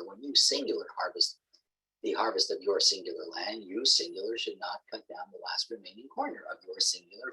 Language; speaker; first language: English; native; English